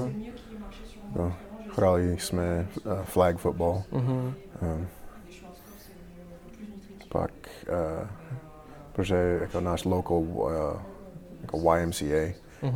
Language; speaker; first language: Czech; non-native, learner; English